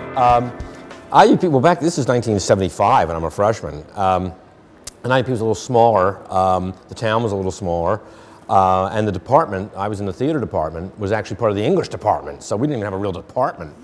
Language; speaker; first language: English; native; English